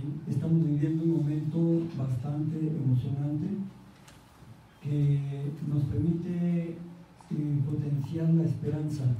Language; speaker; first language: Spanish; native; Spanish